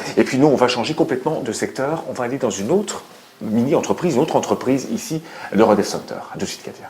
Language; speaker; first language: French; native; French